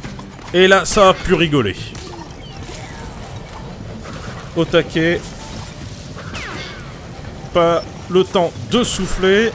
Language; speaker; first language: French; native; French